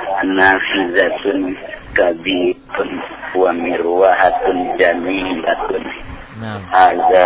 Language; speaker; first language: Arabic; non-native, learner; Indonesian